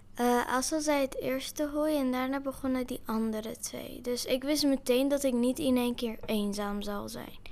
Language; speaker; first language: Dutch; early bilingual, other home language; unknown